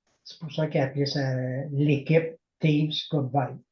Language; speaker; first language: French; native; French